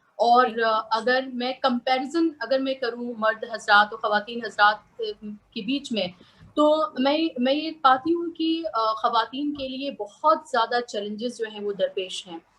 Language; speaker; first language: Urdu; native; Urdu